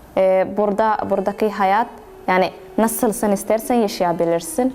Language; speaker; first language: Turkish; non-native, learner; Somali